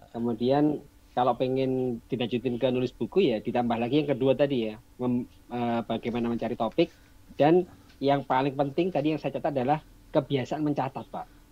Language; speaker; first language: Indonesian; native; Indonesian